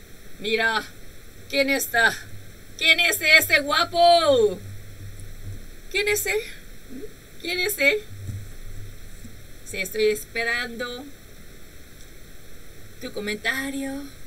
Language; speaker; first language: Spanish; non-native, learner; Korean